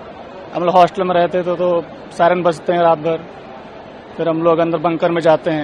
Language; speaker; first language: Hindi; native; Hindi